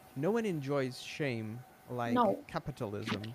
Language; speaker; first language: English; non-native, fluent; Portuguese